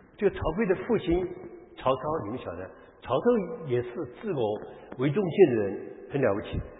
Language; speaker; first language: Chinese; native; Chinese